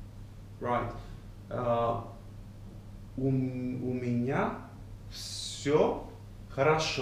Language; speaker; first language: Russian; non-native, learner; Greek